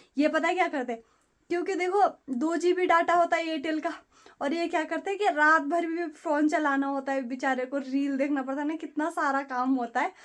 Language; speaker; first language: Hindi; non-native, fluent; Nepali